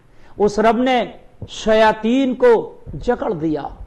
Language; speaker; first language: Urdu; native; Urdu